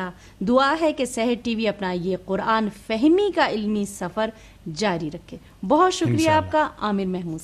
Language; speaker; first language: Urdu; native; Urdu